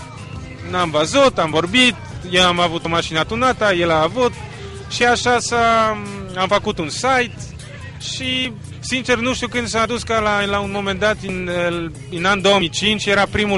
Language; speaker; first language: Romanian; non-native, fluent; Polish